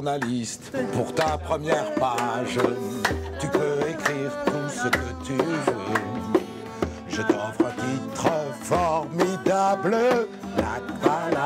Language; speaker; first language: French; native; French